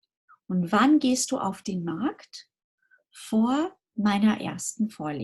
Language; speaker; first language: German; non-native, fluent; English